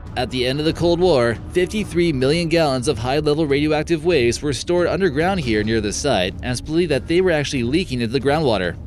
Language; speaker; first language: English; native; English